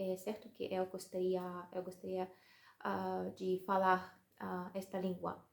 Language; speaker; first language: Portuguese; non-native, learner; Russian